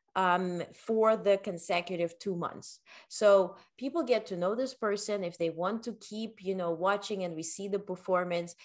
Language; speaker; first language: English; non-native, fluent; Ukrainian